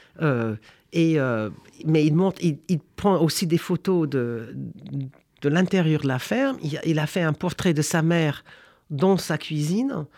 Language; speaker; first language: French; non-native, fluent; English